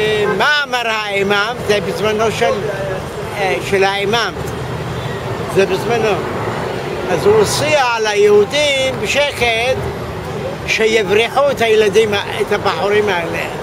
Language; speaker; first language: Hebrew; early bilingual, other home language; Arabic